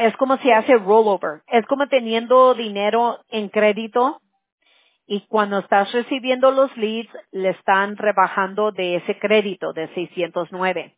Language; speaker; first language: Spanish; early bilingual, heritage; Spanish